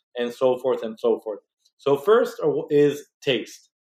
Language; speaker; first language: English; non-native, fluent; Spanish